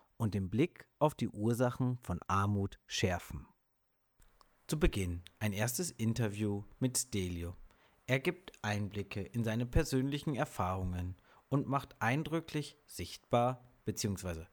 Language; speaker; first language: German; native; German